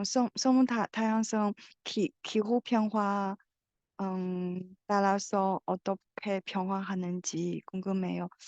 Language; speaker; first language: Korean; non-native, learner; Chinese